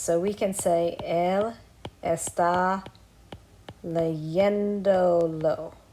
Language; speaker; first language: Spanish; non-native, fluent; English